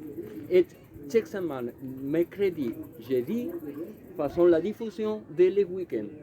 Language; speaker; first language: French; non-native, learner; Spanish